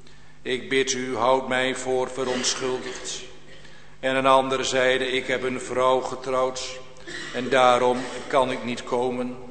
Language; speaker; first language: Dutch; native; Dutch